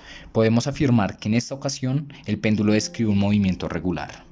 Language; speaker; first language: Spanish; native; Spanish